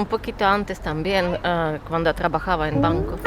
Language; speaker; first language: Spanish; non-native, fluent; Latvian